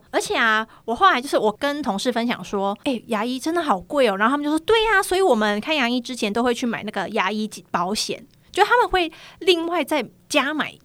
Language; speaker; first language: Chinese; native; Chinese